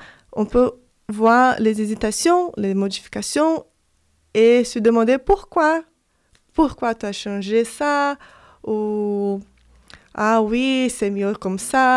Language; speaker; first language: French; non-native, fluent; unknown